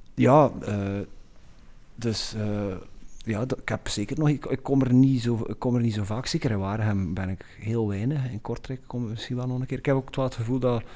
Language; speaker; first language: Dutch; native; Dutch